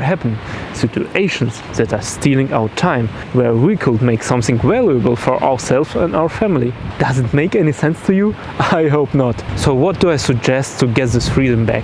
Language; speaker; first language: English; non-native, fluent; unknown